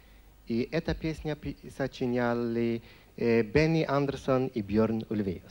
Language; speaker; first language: Russian; non-native, fluent; Swedish